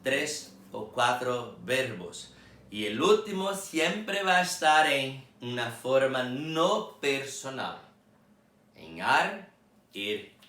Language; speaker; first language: Spanish; non-native, fluent; Portuguese